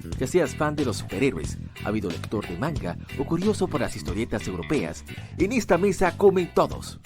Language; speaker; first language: Spanish; native; Spanish